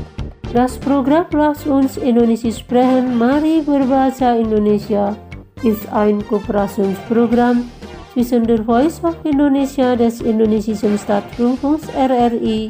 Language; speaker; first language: German; non-native, fluent; Indonesian